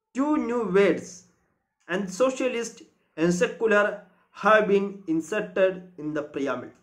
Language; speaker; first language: English; non-native, local second language; Malayalam